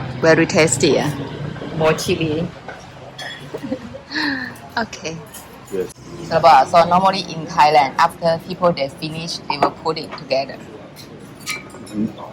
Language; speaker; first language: English; non-native, learner; Thai